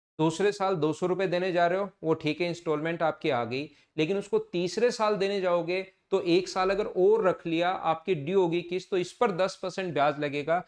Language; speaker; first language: Hindi; native; Hindi